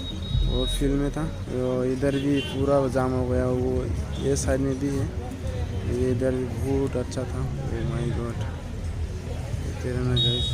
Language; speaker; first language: Hindi; non-native, local second language; Kok Borok